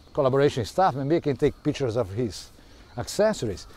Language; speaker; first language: English; non-native, fluent; Portuguese